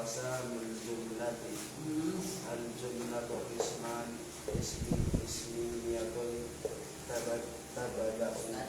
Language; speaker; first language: Arabic; non-native, learner; Filipino